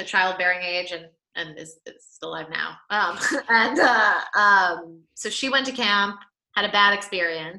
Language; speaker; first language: English; native; English